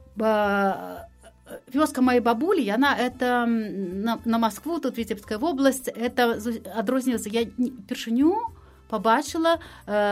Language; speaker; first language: Belarusian; non-native, local second language; Russian